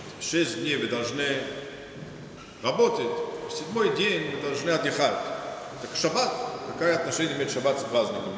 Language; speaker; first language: Russian; non-native, fluent; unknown